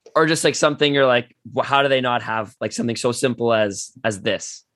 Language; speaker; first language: English; native; English